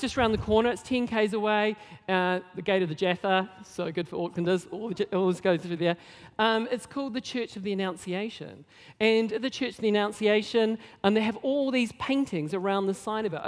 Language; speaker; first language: English; native; English